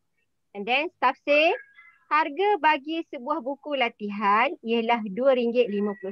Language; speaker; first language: Malay; native; Malay